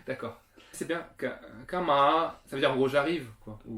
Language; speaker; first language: French; native; French